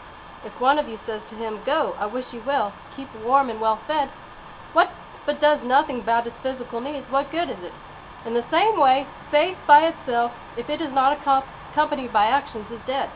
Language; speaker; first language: English; native; English